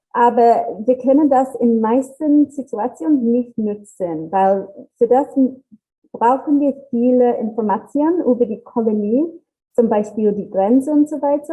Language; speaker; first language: German; non-native, learner; English